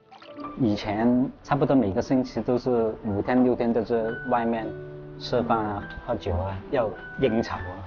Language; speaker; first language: Chinese; non-native, local second language; Cantonese